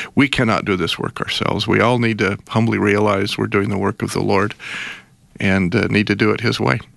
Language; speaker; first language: English; native; English